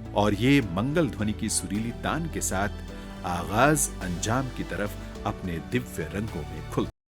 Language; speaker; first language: Hindi; native; Hindi